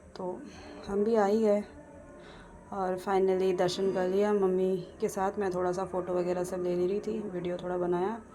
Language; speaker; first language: Hindi; non-native, local second language; Bangla